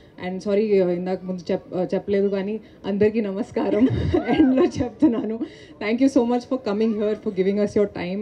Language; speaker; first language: Telugu; non-native, local second language; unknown